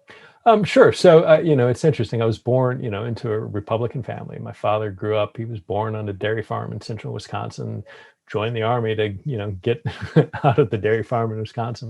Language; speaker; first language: English; native; English